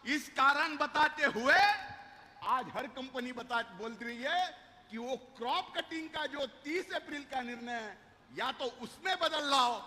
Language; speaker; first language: Hindi; non-native, local second language; Marathi